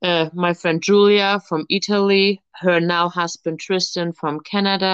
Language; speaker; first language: English; non-native, fluent; German